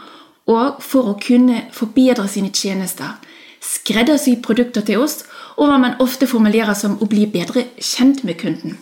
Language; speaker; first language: Norwegian; non-native, fluent; German